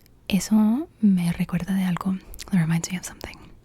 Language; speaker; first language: Spanish; early bilingual, heritage; Spanish